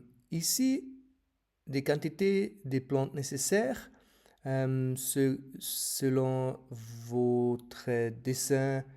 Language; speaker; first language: French; non-native, fluent; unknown